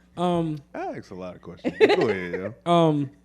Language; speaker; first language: English; native; English